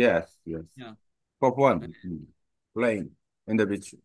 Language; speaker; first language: English; non-native, learner; Korean